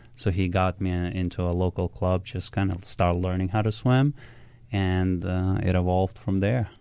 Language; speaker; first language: English; early bilingual, other home language; Russian